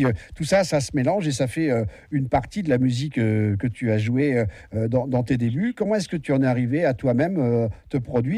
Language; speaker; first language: French; native; French